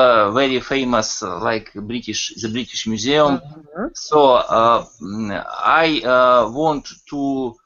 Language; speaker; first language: English; non-native, learner; Russian